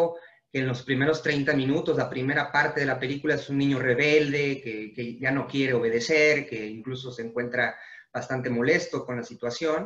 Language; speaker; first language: Spanish; native; Spanish